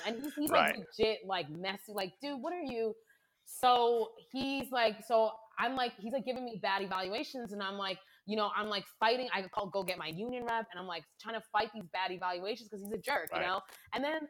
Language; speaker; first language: English; native; English